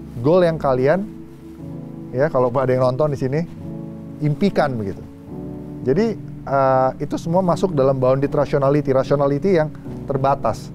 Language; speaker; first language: Indonesian; native; Indonesian